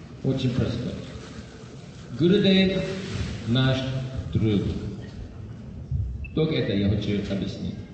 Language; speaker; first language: Russian; non-native, fluent; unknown